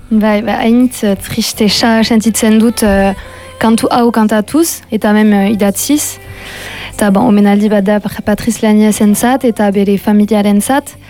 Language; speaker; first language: Basque; non-native, local second language; French